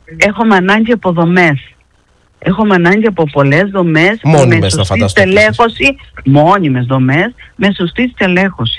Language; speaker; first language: Greek; native; Greek